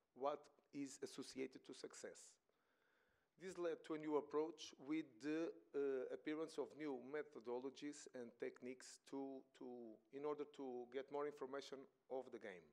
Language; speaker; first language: English; non-native, fluent; Portuguese